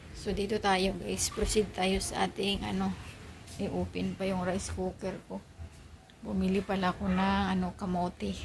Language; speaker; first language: Filipino; non-native, local second language; Aklanon